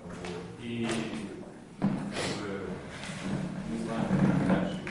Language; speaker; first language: Russian; native; Russian